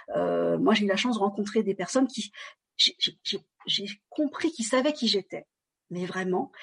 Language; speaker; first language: French; native; French